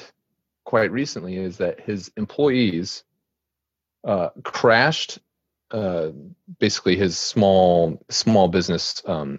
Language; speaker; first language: English; native; English